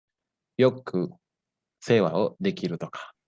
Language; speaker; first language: Japanese; non-native, fluent; Indonesian